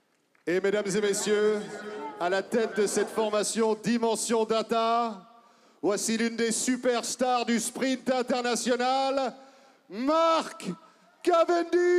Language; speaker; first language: French; native; French